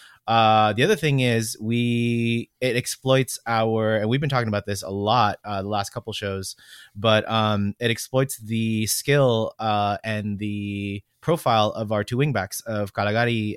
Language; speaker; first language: English; native; English